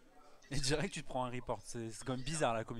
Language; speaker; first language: French; native; French